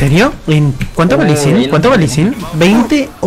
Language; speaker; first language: Spanish; native; Spanish